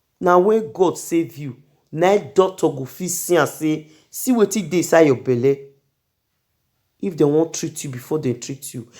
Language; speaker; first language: Nigerian Pidgin; non-native, local second language; Bini